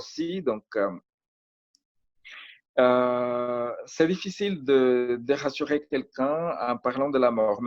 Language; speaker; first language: French; non-native, fluent; Spanish